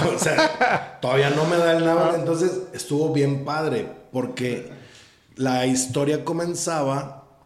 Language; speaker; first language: Spanish; native; Spanish